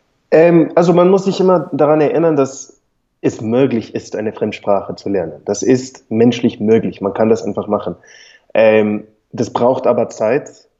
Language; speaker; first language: German; non-native, fluent; English